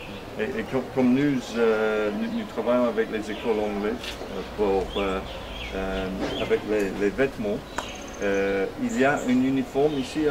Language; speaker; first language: French; non-native, fluent; English